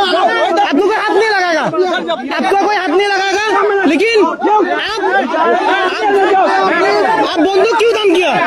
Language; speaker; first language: Hindi; non-native, learner; Bangla